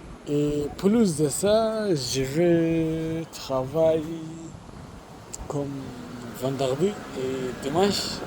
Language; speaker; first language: French; non-native, learner; Arabic